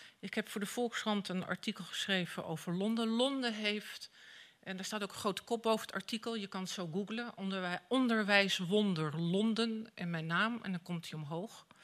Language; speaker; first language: Dutch; native; Dutch